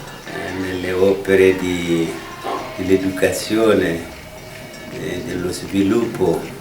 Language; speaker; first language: Italian; non-native, fluent; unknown